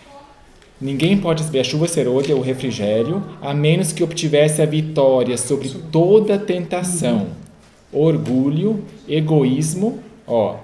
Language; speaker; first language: Portuguese; native; Portuguese